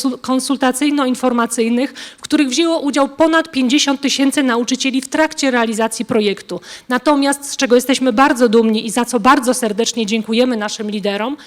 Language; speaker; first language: Polish; native; Polish